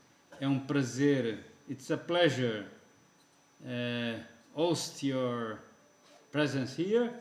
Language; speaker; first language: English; non-native, fluent; Portuguese